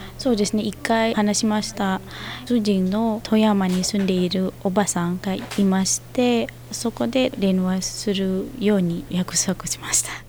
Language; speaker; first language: Japanese; non-native, fluent; Indonesian